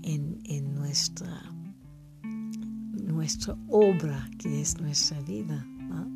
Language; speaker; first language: Spanish; non-native, learner; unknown